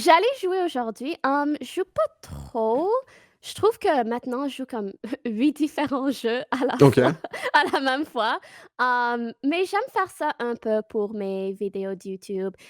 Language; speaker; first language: French; non-native, fluent; English